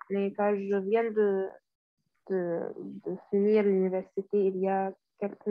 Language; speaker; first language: French; non-native, learner; Arabic